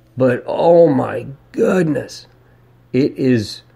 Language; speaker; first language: English; native; English